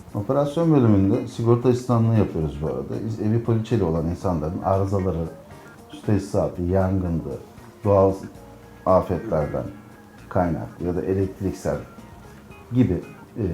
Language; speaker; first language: Turkish; native; Turkish